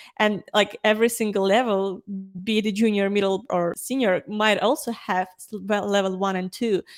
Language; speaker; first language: English; non-native, fluent; Ukrainian